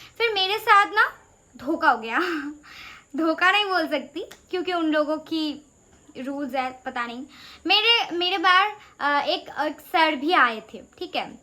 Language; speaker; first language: Hindi; non-native, local second language; Bangla